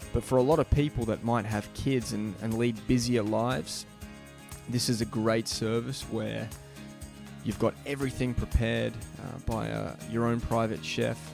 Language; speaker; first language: English; native; English